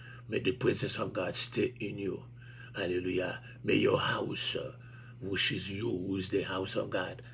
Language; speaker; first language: English; non-native, fluent; Haitian Creole